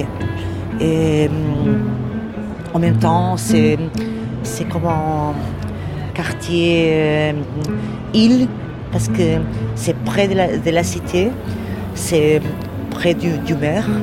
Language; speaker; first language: French; non-native, learner; Portuguese